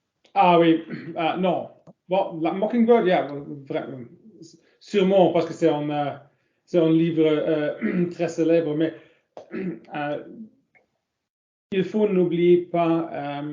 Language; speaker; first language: French; non-native, learner; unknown